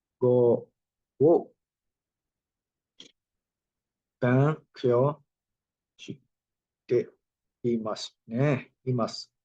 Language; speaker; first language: Japanese; non-native, learner; Burmese